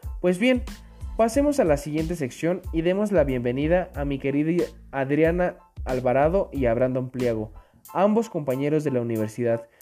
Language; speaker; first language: Spanish; native; Spanish